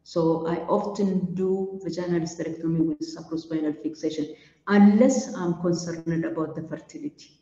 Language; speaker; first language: English; non-native, local second language; Amharic